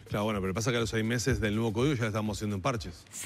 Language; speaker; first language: Spanish; native; Spanish